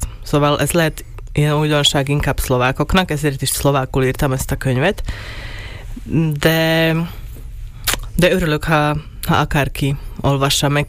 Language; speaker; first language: Hungarian; non-native, local second language; Slovak